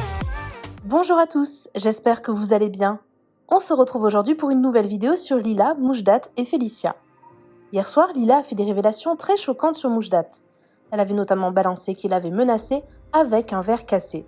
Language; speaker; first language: French; native; French